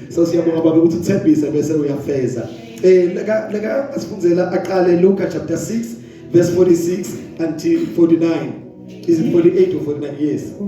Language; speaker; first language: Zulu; non-native, local second language; Swati